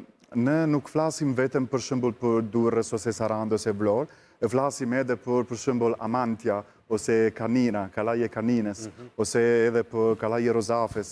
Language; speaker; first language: Albanian; non-native, learner; Italian